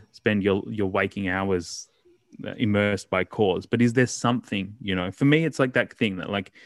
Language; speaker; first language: English; native; English